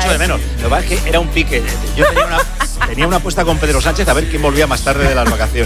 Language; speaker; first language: Spanish; native; Spanish